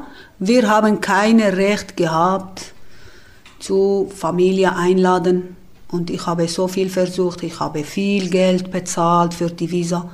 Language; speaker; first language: German; non-native, learner; Kurdish